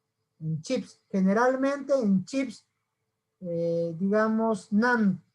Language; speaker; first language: Spanish; native; Spanish